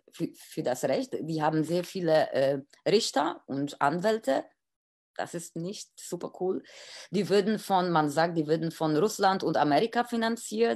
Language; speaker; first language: German; non-native, fluent; Polish